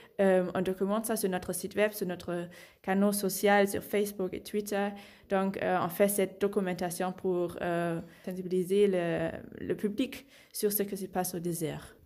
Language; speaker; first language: French; non-native, fluent; German